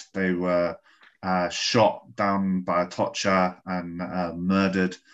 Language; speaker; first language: English; native; English